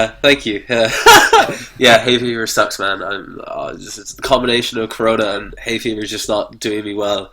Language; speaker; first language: English; native; English